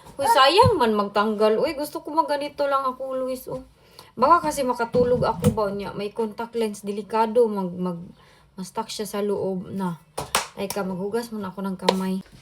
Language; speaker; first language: Filipino; non-native, local second language; Cebuano